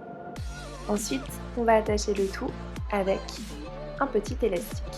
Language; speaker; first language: French; native; French